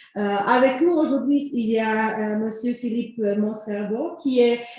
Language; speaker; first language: French; non-native, fluent; Croatian